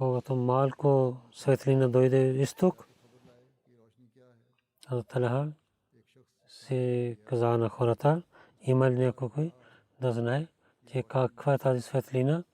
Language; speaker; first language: Bulgarian; non-native, learner; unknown